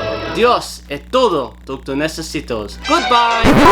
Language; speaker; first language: Spanish; non-native, learner; English